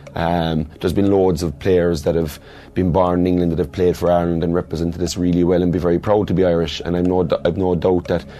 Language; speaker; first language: English; native; English